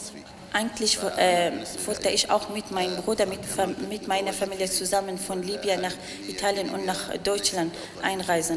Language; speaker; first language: German; non-native, learner; Arabic